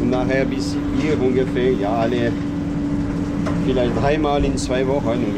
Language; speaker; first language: German; non-native, local second language; French